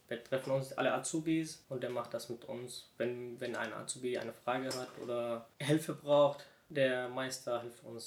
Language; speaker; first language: German; non-native, learner; Arabic